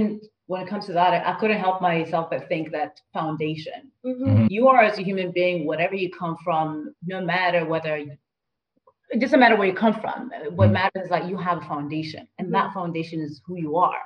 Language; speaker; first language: English; non-native, fluent; Arabic